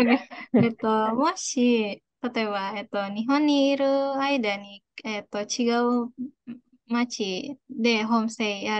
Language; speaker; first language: Japanese; non-native, fluent; Indonesian